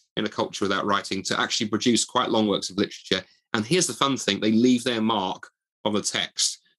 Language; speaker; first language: English; native; English